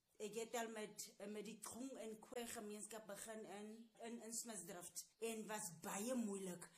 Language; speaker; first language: Afrikaans; non-native, local second language; Tswana